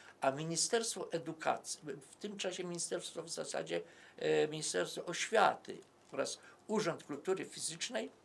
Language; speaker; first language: Polish; native; Polish